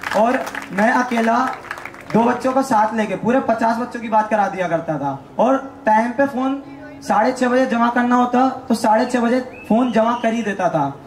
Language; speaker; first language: Hindi; native; Hindi